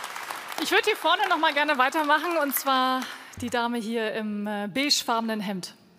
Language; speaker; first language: German; native; German